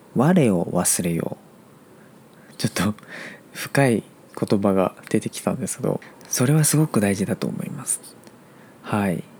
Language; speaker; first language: Japanese; non-native, fluent; Chinese